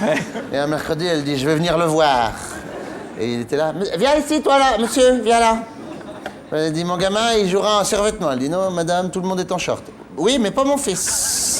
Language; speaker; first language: French; native; French